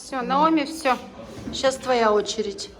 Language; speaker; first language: Russian; native; Russian